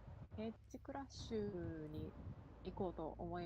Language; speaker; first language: Japanese; native; Japanese